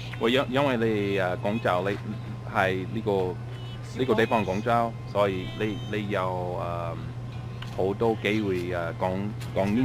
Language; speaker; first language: Cantonese; non-native, learner; English